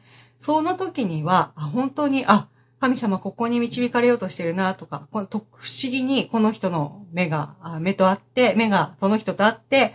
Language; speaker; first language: Japanese; native; Japanese